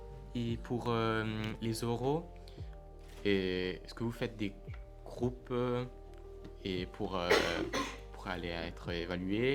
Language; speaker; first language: French; non-native, learner; Italian